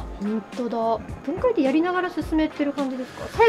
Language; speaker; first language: Japanese; native; Japanese